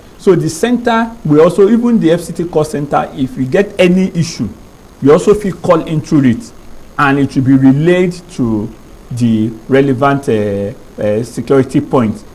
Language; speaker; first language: Nigerian Pidgin; non-native, local second language; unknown